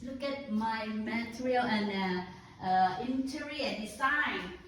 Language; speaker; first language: English; non-native, learner; Thai